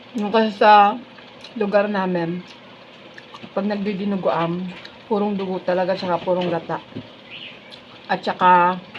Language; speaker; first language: Filipino; non-native, local second language; Bikol